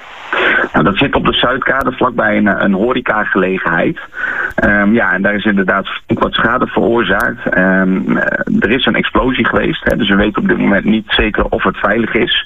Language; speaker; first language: Dutch; native; Dutch